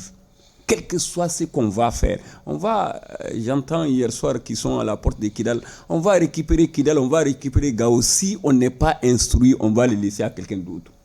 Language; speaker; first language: French; non-native, local second language; Bambara